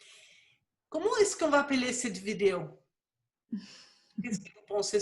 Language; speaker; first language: French; non-native, fluent; Spanish